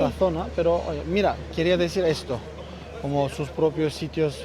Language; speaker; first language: Spanish; non-native, learner; Turkish